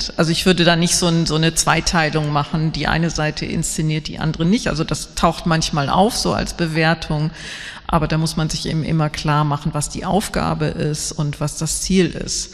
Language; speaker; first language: German; native; German